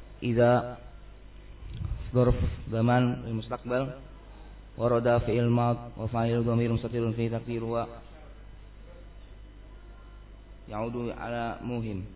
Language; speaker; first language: Arabic; non-native, learner; Indonesian